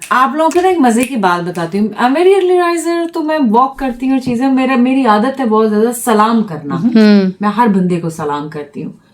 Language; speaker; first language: Urdu; native; Urdu